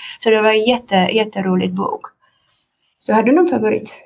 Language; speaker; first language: Swedish; non-native, fluent; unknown